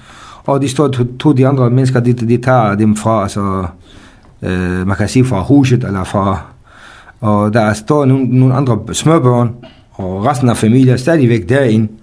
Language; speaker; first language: Danish; non-native, fluent; Kurdish